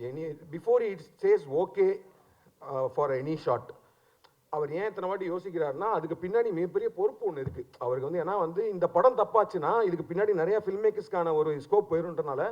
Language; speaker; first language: Tamil; native; Tamil